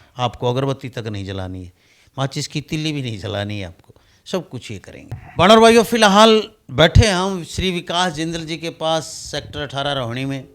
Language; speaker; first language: Hindi; native; Hindi